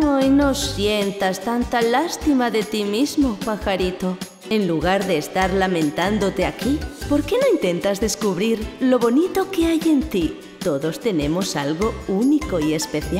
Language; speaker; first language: Spanish; native; Spanish